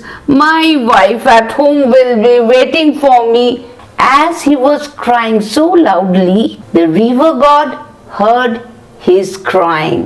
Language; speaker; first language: English; non-native, local second language; Bangla